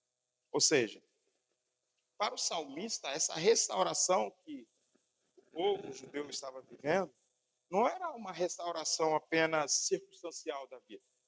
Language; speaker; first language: Portuguese; native; Portuguese